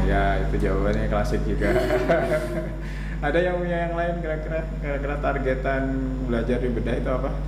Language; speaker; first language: Indonesian; native; Indonesian